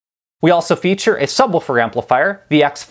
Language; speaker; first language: English; native; English